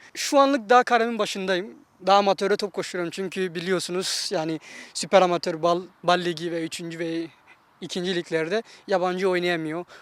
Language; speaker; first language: Turkish; non-native, fluent; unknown